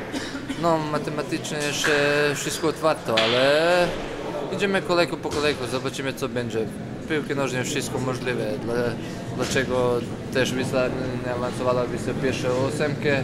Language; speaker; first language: Polish; non-native, fluent; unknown